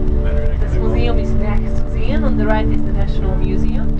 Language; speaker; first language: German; non-native, fluent; Hungarian